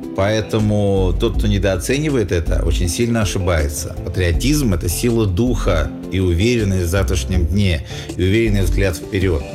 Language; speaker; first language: Russian; native; Russian